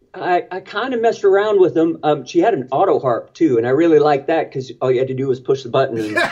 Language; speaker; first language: English; native; English